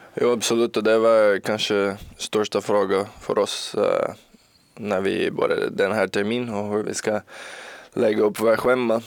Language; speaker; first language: Swedish; non-native, learner; Portuguese